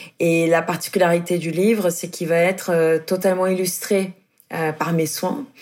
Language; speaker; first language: French; non-native, fluent; Portuguese